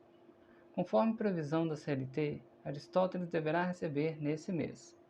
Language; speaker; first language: Portuguese; native; Portuguese